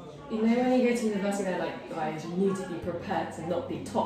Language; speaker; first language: English; early bilingual, other home language; Korean